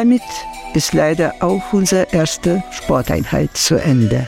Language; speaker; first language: German; non-native, fluent; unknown